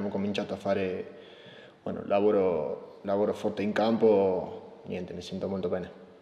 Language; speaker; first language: Italian; non-native, learner; Spanish